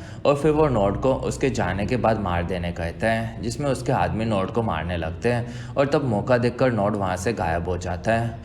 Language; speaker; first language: Hindi; native; Hindi